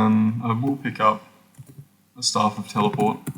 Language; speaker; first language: English; native; English